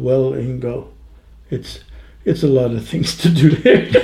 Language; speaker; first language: English; non-native, fluent; Norwegian